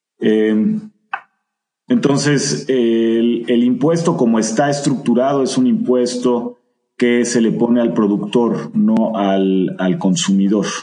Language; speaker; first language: Spanish; native; Spanish